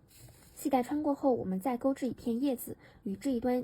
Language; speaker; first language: Chinese; native; Chinese